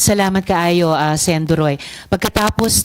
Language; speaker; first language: Filipino; native; Filipino